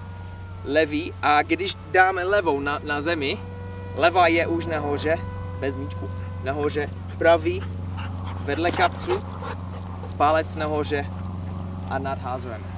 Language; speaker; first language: Czech; non-native, learner; English